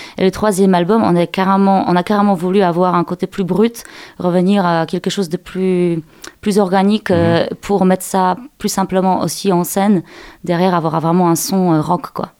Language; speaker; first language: French; non-native, fluent; Polish